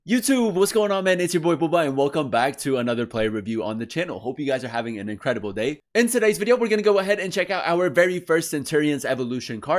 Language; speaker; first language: English; native; English